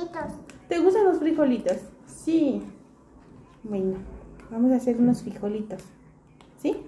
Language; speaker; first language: Spanish; native; Spanish